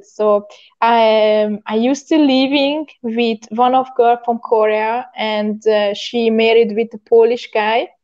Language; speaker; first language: English; non-native, learner; Hungarian